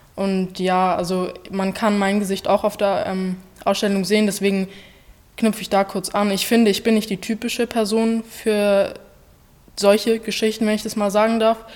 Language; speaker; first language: German; early bilingual, other home language; Arabic